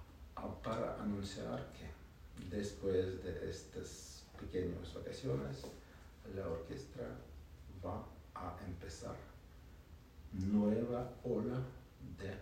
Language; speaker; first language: Spanish; non-native, learner; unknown